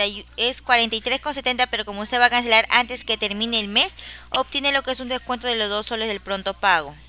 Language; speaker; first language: Spanish; native; Spanish